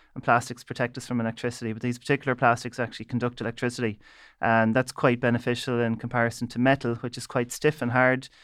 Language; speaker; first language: English; native; English